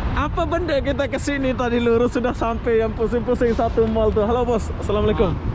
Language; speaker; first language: Indonesian; non-native, local second language; Sasak